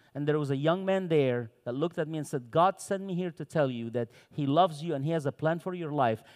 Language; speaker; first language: English; non-native, fluent; Arabic